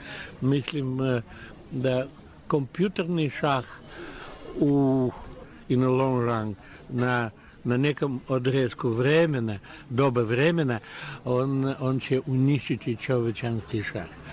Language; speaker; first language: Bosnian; non-native, learner; Russian